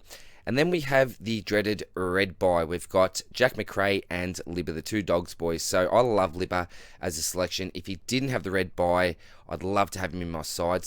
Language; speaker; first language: English; native; English